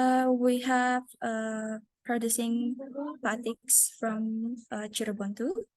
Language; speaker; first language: English; non-native, learner; Indonesian